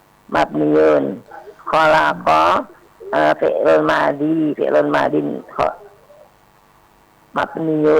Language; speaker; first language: Arabic; non-native, learner; Indonesian